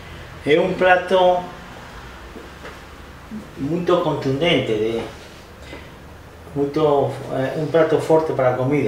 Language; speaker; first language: Portuguese; non-native, fluent; Spanish